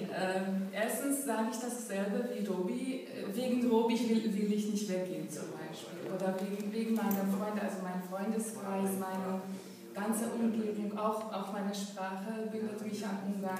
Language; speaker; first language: German; non-native, fluent; Hungarian